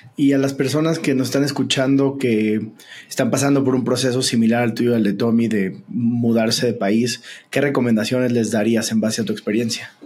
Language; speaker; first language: Spanish; native; Spanish